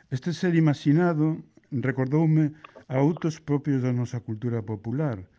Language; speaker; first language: Galician; native; Galician